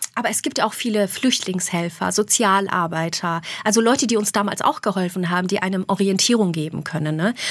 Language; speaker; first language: German; early bilingual, other home language; Albanian